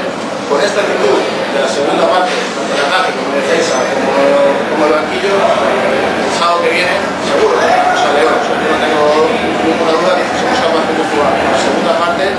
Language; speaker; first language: Spanish; native; Spanish